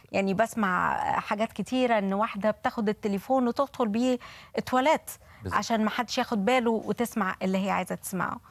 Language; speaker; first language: Arabic; native; Arabic